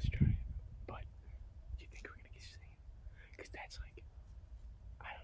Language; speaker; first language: English; native; English